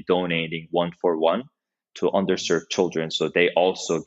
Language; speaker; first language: English; non-native, fluent; Korean